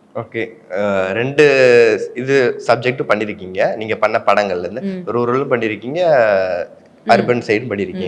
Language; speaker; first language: Tamil; native; Tamil